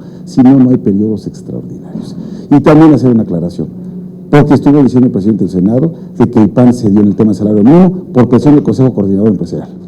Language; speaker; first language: Spanish; native; Spanish